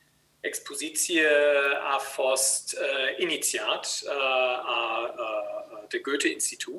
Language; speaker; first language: Romanian; non-native, learner; German